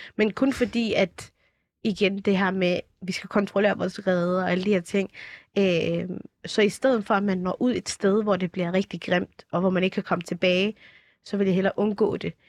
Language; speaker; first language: Danish; early bilingual, other home language; Somali